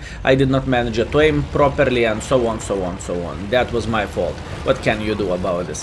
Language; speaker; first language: English; non-native, fluent; Lithuanian